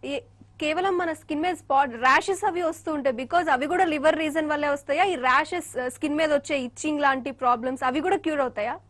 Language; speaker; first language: Telugu; native; Telugu